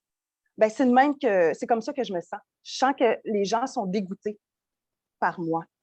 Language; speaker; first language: French; native; French